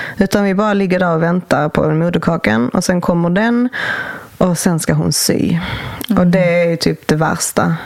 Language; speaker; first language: Swedish; native; Swedish